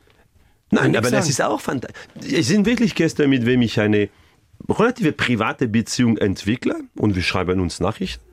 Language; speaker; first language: German; non-native, fluent; French